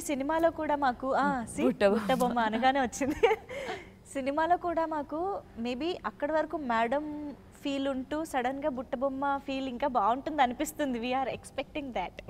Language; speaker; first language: Telugu; native; Telugu